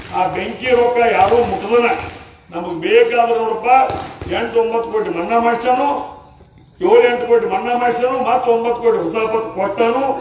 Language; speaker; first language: Kannada; native; Kannada